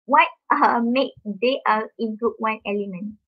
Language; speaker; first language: English; non-native, local second language; Malay